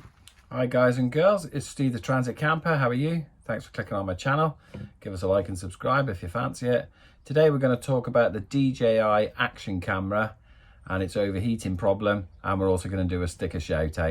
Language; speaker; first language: English; native; English